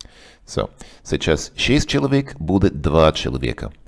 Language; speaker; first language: Russian; non-native, learner; English